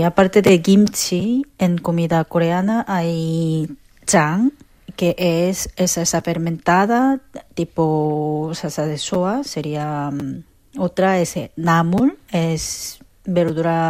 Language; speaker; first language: Spanish; non-native, fluent; Korean